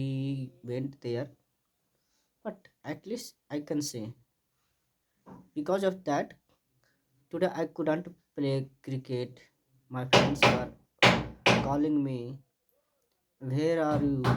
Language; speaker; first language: English; non-native, learner; Hindi